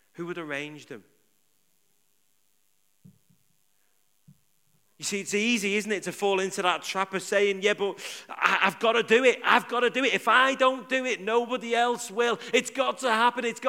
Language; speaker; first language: English; native; English